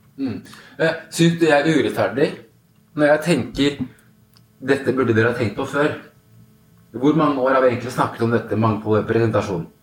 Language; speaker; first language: Norwegian; early bilingual, other home language; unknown